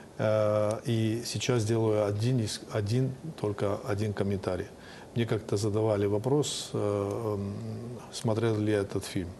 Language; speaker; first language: Russian; non-native, local second language; Georgian